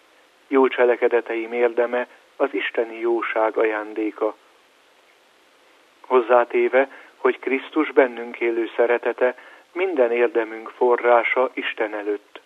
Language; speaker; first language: Hungarian; native; Hungarian